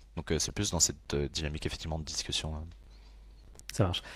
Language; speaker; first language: French; native; French